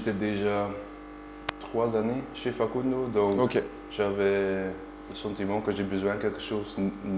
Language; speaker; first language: French; non-native, learner; Dutch